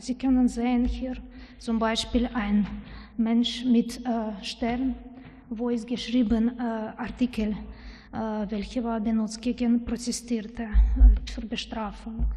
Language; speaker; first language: German; non-native, learner; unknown